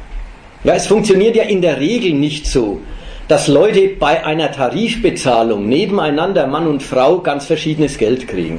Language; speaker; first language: German; native; German